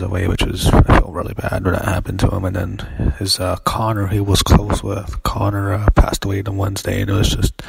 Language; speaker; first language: English; native; English